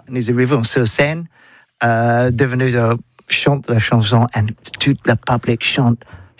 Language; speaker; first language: French; non-native, learner; English